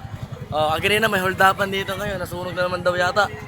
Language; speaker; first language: Filipino; native; Filipino